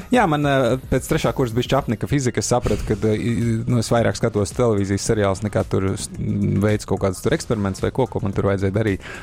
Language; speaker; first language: Latvian; native; Latvian